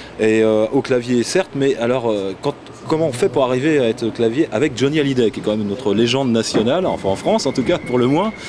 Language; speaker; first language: French; native; French